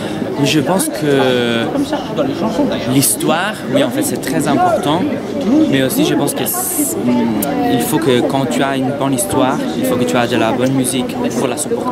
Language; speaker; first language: French; non-native, fluent; Italian